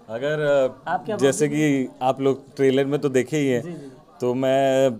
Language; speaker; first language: Hindi; non-native, local second language; Odia